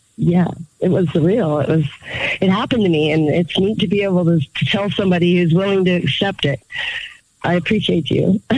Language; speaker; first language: English; native; English